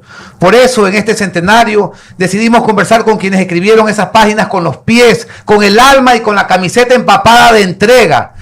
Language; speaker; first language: Spanish; native; Spanish